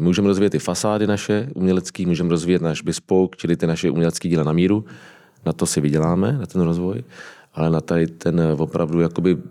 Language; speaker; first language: Czech; native; Czech